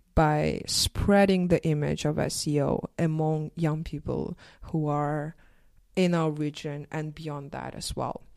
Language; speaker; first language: English; non-native, fluent; Russian